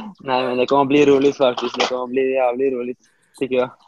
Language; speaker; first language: Swedish; non-native, fluent; Romanian